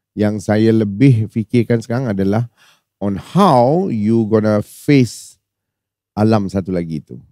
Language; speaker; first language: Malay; native; Malay